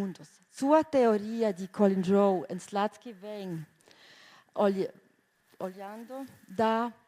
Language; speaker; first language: Portuguese; non-native, fluent; German